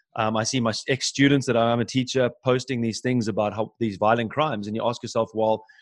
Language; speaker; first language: English; native; English